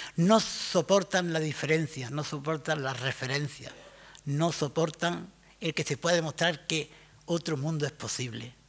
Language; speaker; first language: Spanish; native; Spanish